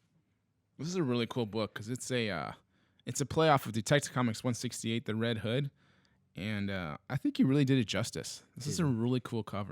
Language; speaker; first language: English; native; English